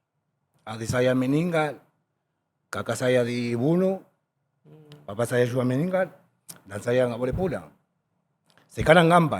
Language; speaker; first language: Indonesian; non-native, fluent; Spanish